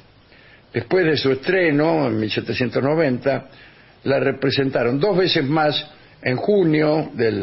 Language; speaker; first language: Spanish; native; Spanish